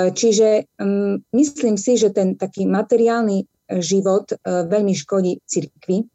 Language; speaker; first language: Slovak; native; Slovak